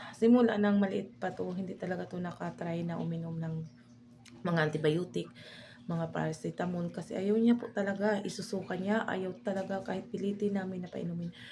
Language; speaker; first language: Filipino; non-native, local second language; Waray